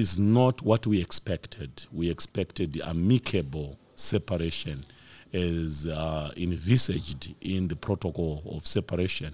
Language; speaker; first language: English; non-native, local second language; Shona